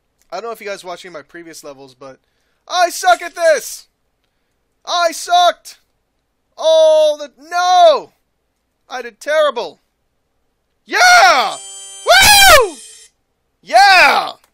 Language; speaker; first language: English; native; English